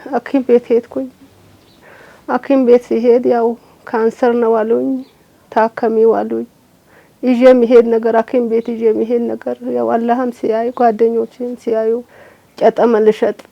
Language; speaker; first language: Amharic; non-native, local second language; Sebat Bet Gurage